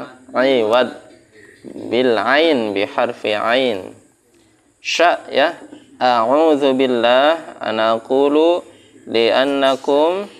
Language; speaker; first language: Arabic; non-native, fluent; Indonesian